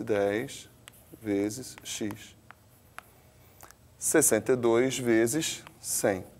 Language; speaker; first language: Portuguese; native; Portuguese